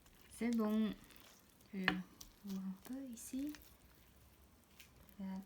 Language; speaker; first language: French; non-native, learner; Khmer